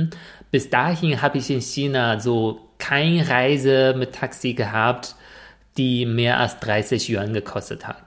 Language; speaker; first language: German; non-native, fluent; Chinese